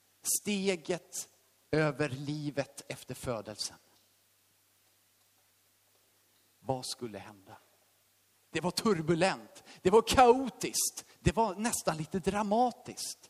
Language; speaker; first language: Swedish; native; Swedish